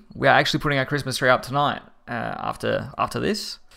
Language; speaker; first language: English; native; English